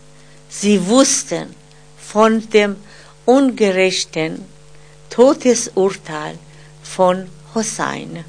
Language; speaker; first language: German; non-native, fluent; Persian